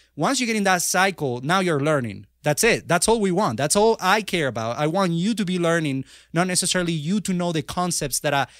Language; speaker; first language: English; non-native, fluent; Spanish